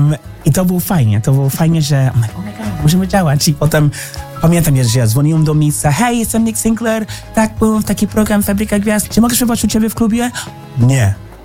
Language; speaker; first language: Polish; non-native, learner; English